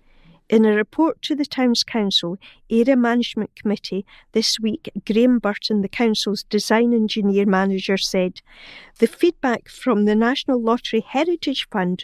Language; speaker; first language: English; native; English